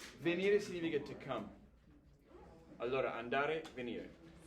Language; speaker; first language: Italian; non-native, fluent; English